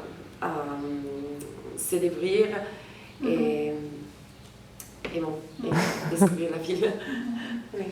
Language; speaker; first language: French; non-native, fluent; Italian